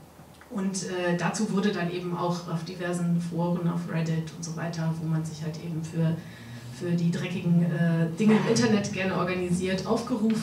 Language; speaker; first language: German; native; German